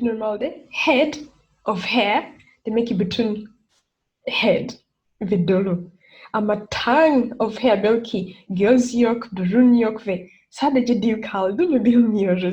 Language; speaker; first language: Turkish; non-native, learner; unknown